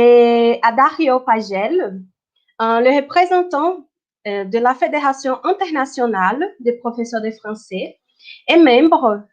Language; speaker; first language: French; non-native, fluent; Portuguese